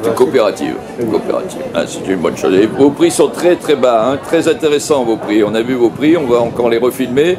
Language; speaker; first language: French; native; French